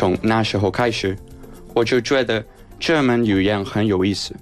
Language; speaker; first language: Chinese; non-native, fluent; Spanish